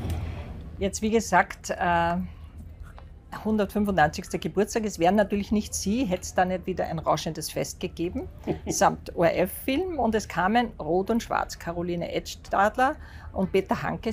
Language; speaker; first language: German; native; German